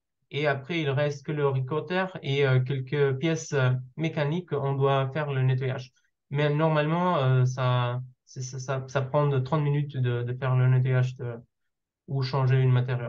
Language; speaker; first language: French; non-native, learner; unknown